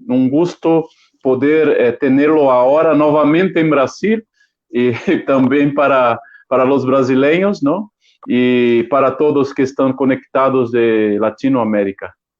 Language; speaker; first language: Spanish; non-native, fluent; Portuguese